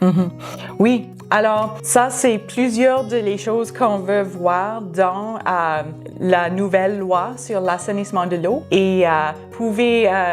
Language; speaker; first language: French; non-native, local second language; English